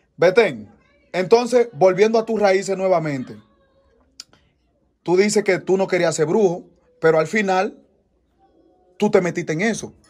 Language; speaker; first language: Spanish; native; Spanish